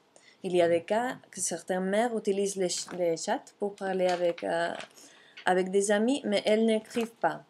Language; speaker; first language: French; non-native, fluent; Catalan